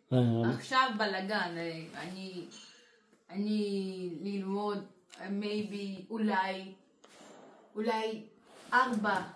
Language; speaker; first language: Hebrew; non-native, learner; Portuguese